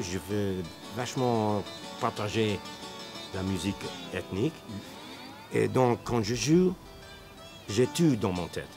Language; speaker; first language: French; non-native, learner; English